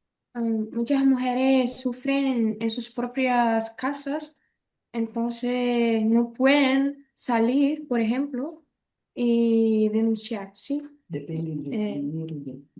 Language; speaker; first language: Spanish; non-native, learner; Portuguese